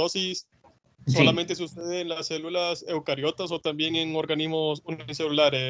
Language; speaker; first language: Spanish; native; Spanish